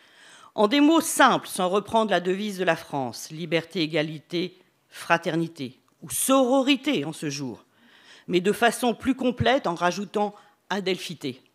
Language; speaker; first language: French; native; French